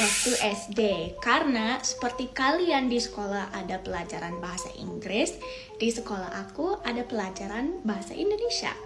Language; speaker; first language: Indonesian; non-native, fluent; English